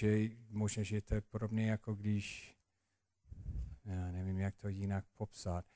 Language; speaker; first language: Czech; non-native, fluent; English